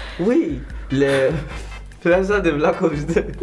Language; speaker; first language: French; non-native, local second language; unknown